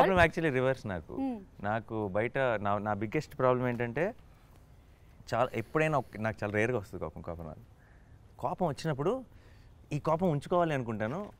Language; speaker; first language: Telugu; native; Telugu